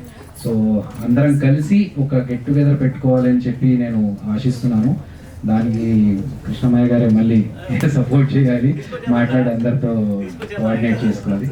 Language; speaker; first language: Telugu; native; Telugu